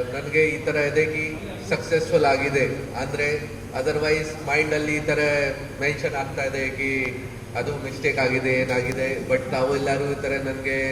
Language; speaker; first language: Kannada; non-native, learner; Hindi